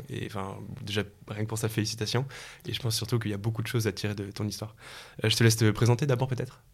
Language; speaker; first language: French; native; French